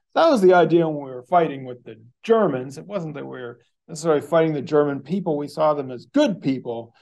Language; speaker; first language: English; native; English